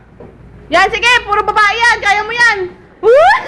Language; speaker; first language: Filipino; native; Filipino